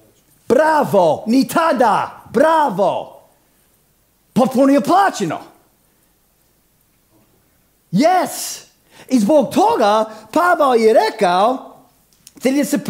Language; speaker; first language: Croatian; non-native, fluent; English